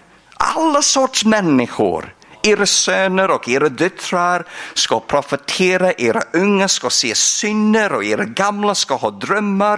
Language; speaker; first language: Swedish; non-native, fluent; English